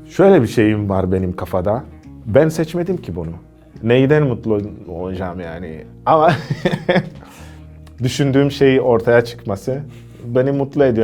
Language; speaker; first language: Turkish; non-native, fluent; Gusii